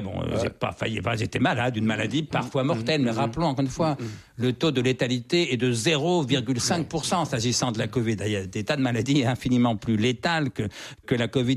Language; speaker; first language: French; native; French